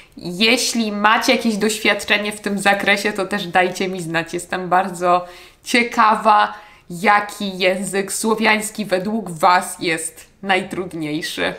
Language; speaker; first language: Polish; native; Polish